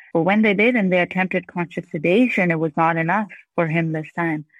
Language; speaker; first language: English; non-native, local second language; Urdu